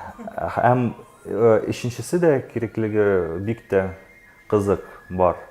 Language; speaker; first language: Tatar; non-native, local second language; Russian